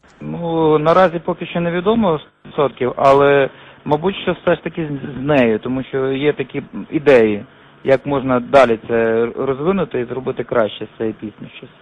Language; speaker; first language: Ukrainian; native; Ukrainian